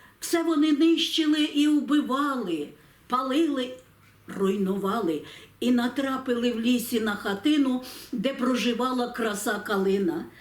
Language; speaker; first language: Ukrainian; native; Ukrainian